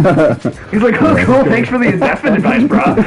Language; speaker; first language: English; native; English